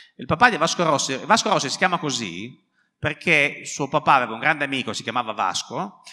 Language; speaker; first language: Italian; native; Italian